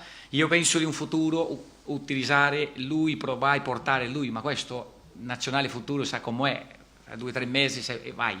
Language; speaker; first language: Italian; non-native, fluent; Portuguese